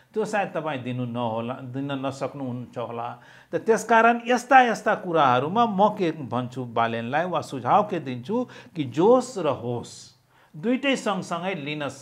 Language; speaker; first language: Nepali; non-native, local second language; Maithili